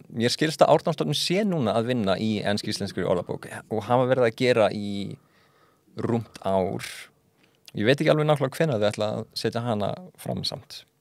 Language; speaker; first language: Icelandic; native; Icelandic